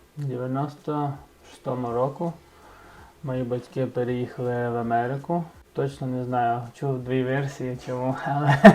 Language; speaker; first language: Ukrainian; early bilingual, heritage; Ukrainian